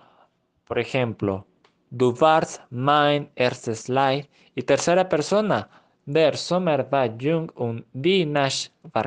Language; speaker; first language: German; non-native, learner; Spanish